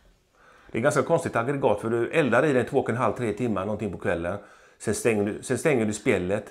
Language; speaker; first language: Swedish; native; Swedish